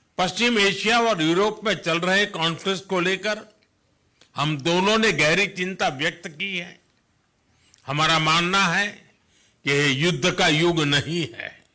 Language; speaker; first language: Hindi; non-native, local second language; Gujarati